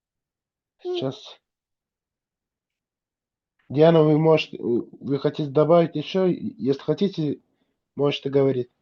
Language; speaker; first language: Russian; non-native, local second language; Turkmen